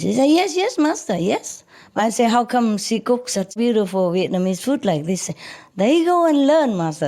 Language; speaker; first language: English; non-native, fluent; Vietnamese